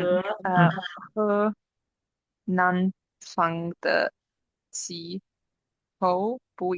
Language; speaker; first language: Chinese; non-native, learner; English